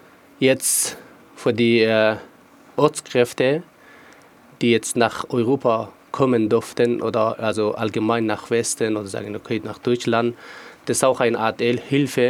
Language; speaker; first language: German; non-native, fluent; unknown